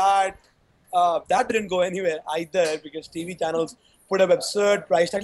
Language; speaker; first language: English; non-native, local second language; Urdu